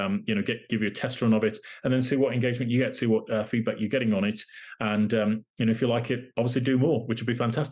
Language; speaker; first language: English; native; English